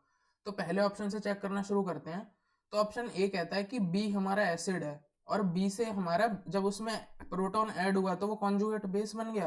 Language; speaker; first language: Hindi; native; Hindi